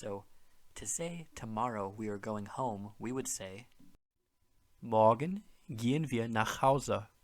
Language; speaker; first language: German; non-native, fluent; English